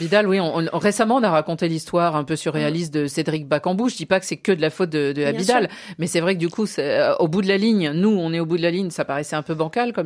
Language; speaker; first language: French; native; French